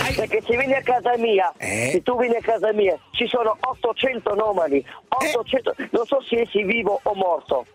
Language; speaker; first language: Italian; native; Italian